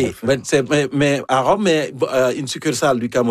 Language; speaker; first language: French; native; French